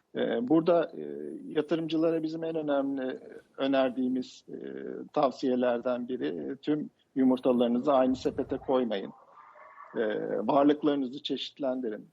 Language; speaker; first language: Turkish; native; Turkish